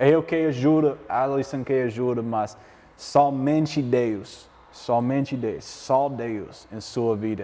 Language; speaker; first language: Portuguese; non-native, learner; English